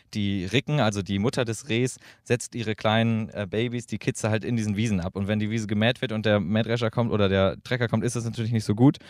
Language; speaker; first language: German; native; German